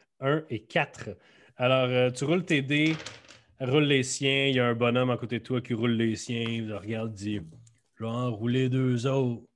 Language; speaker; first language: French; native; French